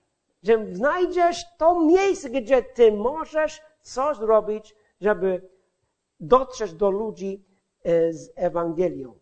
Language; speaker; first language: Polish; non-native, fluent; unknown